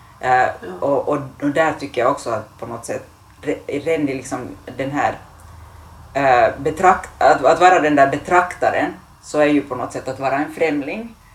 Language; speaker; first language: Swedish; native; Swedish